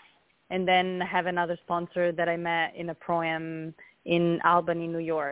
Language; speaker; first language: English; non-native, fluent; Italian